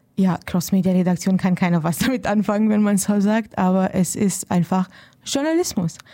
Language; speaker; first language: German; early bilingual, other home language; Romanian